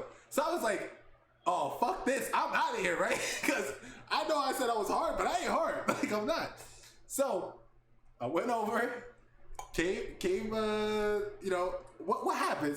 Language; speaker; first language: English; native; English